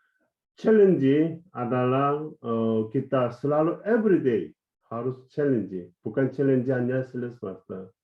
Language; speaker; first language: Indonesian; non-native, fluent; Korean